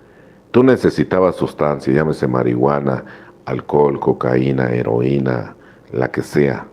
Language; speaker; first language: Spanish; native; Spanish